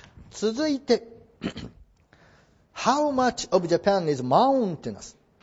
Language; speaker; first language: English; non-native, fluent; Japanese